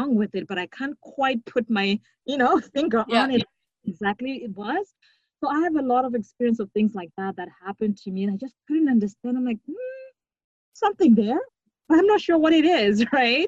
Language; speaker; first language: English; non-native, local second language; Shona